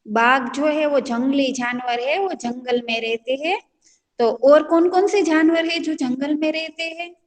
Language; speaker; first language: Hindi; non-native, local second language; Gujarati